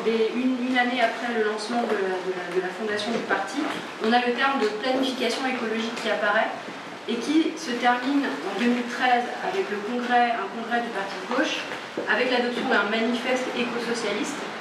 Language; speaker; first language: French; native; French